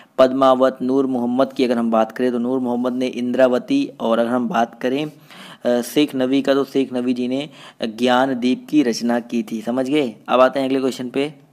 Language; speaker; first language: Hindi; native; Hindi